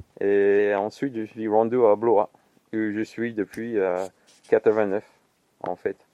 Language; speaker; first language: French; non-native, fluent; English